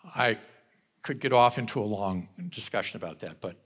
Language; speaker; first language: English; native; English